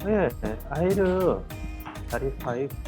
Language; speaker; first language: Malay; non-native, learner; Korean